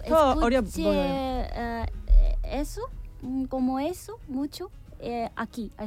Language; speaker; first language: Spanish; non-native, learner; Korean